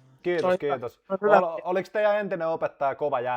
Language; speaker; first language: Finnish; native; Finnish